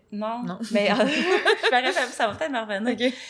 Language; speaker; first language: French; native; French